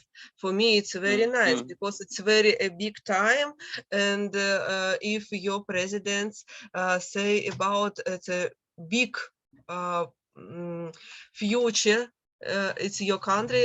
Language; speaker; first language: English; non-native, learner; Russian